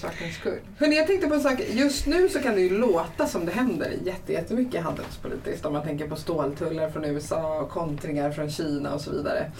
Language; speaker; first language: Swedish; native; Swedish